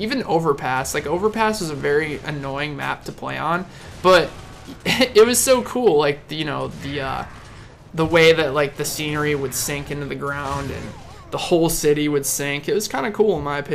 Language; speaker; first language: English; native; English